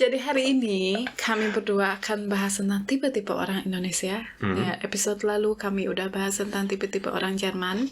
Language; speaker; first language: Indonesian; native; Indonesian